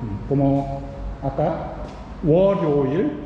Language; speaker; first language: Spanish; non-native, learner; Korean